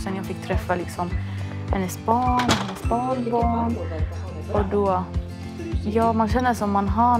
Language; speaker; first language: Swedish; non-native, fluent; Arabic